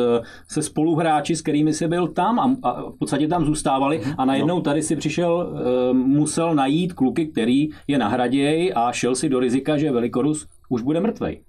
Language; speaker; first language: Czech; native; Czech